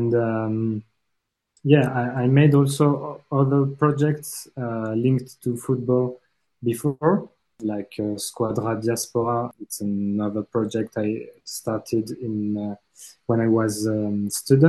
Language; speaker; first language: English; non-native, fluent; French